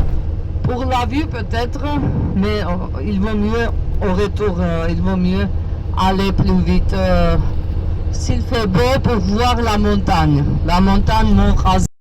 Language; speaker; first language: French; non-native, fluent; Georgian